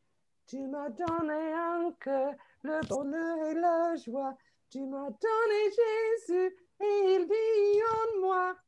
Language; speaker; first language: French; non-native, fluent; English